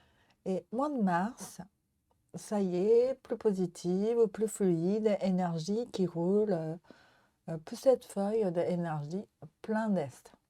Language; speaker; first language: French; non-native, learner; Japanese